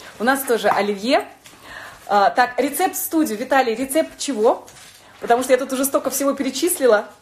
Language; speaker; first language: Russian; native; Russian